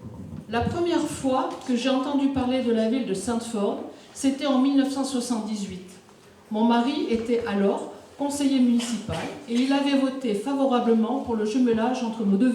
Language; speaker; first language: French; native; French